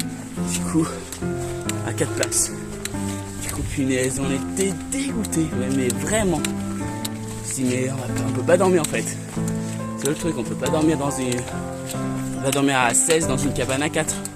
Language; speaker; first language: French; native; French